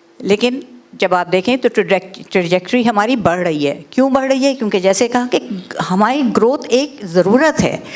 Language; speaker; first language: Urdu; native; Urdu